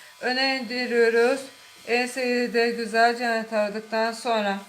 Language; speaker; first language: Turkish; native; Turkish